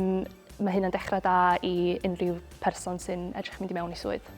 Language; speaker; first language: Welsh; native; Welsh